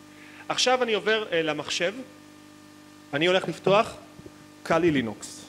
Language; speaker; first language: Hebrew; native; Hebrew